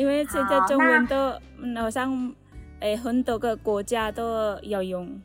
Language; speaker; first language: Chinese; non-native, learner; Indonesian